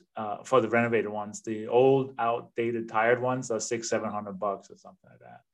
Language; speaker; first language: English; non-native, fluent; Danish